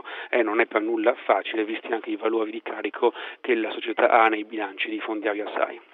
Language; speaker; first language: Italian; native; Italian